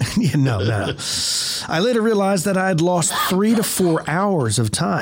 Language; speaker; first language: English; native; English